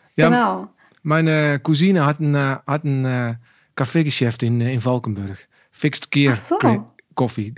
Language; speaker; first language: German; non-native, learner; Dutch